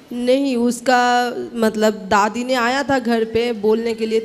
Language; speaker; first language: Hindi; non-native, local second language; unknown